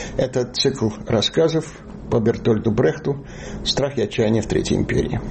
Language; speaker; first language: Russian; native; Russian